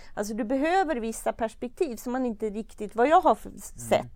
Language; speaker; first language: Swedish; early bilingual, other home language; German